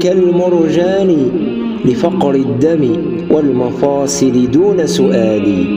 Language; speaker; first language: Arabic; native; Arabic